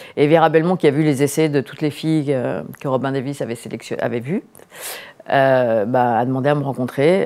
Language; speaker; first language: French; native; French